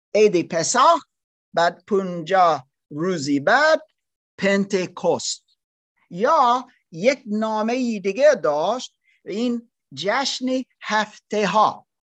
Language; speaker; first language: Persian; non-native, learner; German